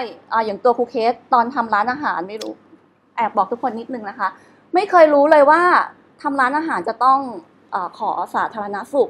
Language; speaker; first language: Thai; native; Thai